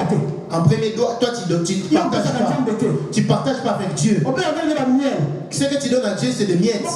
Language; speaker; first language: French; non-native, local second language; Lingala